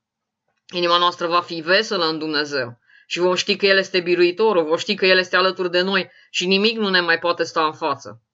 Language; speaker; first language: Romanian; native; Romanian